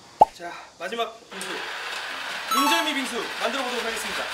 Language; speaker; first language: Korean; native; Korean